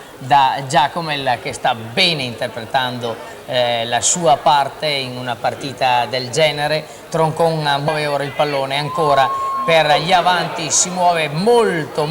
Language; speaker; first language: Italian; native; Italian